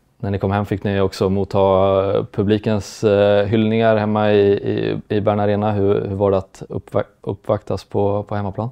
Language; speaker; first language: Swedish; native; Swedish